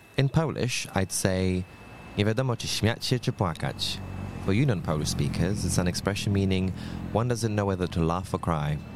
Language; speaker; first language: English; non-native, fluent; Polish